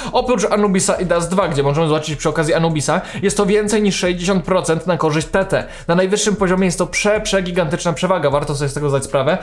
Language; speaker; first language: Polish; native; Polish